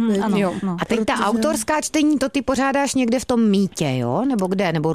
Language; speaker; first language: Czech; native; Czech